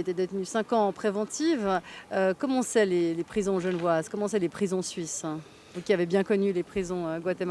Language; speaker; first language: French; native; French